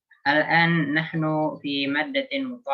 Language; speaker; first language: Arabic; non-native, learner; Indonesian